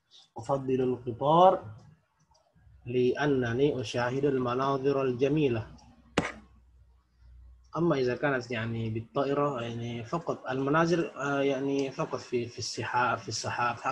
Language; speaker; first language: Arabic; non-native, fluent; Indonesian